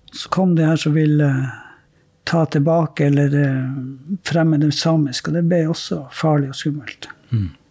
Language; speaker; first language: Norwegian; native; Norwegian